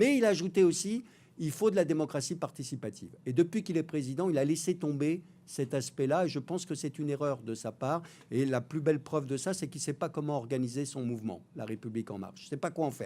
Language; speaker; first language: French; native; French